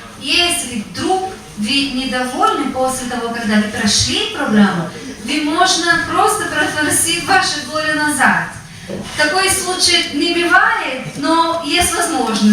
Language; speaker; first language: Russian; non-native, fluent; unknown